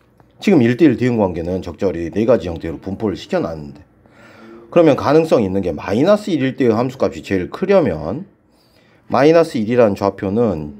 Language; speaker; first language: Korean; native; Korean